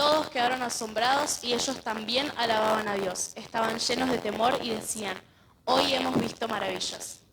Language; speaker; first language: Spanish; native; Spanish